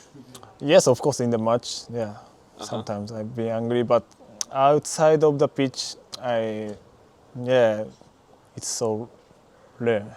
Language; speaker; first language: English; non-native, learner; Japanese